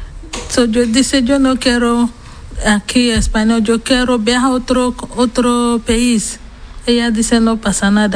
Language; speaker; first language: Spanish; non-native, learner; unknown